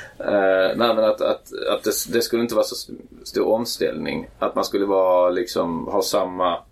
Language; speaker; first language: Swedish; native; Swedish